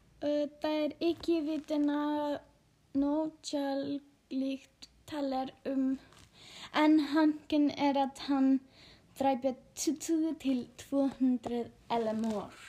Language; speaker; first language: Icelandic; non-native, learner; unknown